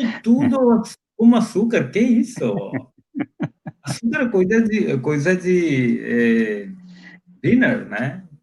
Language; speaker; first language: Portuguese; non-native, fluent; Hindi